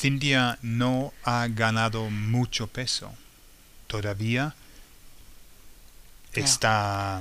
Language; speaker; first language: Spanish; non-native, fluent; English